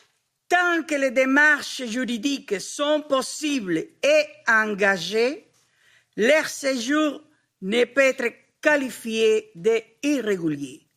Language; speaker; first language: French; non-native, fluent; Spanish